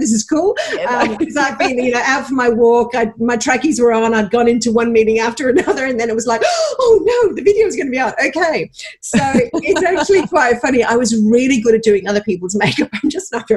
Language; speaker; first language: English; native; English